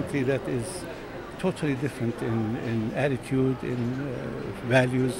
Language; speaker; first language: English; non-native, fluent; Arabic